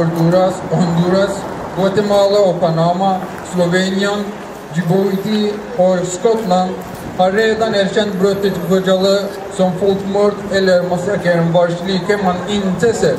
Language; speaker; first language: Swedish; non-native, fluent; Azerbaijani